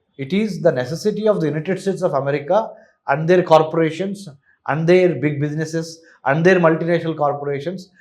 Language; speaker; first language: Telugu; native; Telugu